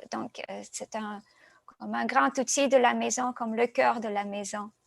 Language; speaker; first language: French; non-native, fluent; Russian